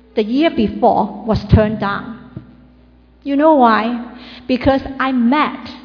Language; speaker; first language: English; non-native, local second language; Chinese